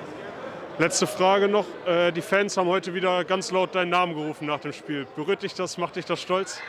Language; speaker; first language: German; native; German